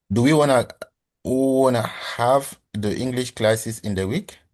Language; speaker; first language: English; non-native, learner; French